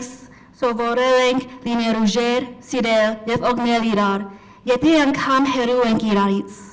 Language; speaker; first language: Armenian; non-native, learner; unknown